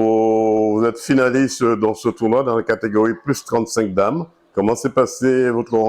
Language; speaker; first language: French; native; French